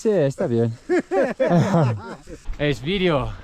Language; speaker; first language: Spanish; non-native, learner; English